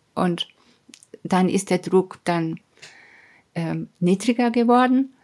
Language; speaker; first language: German; non-native, fluent; Spanish